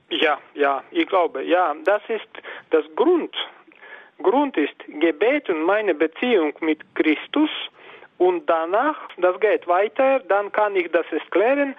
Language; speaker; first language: German; non-native, fluent; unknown